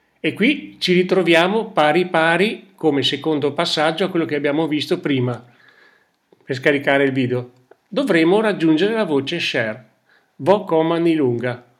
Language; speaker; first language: Italian; native; Italian